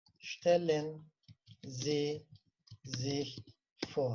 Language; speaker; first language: German; non-native, fluent; Turkish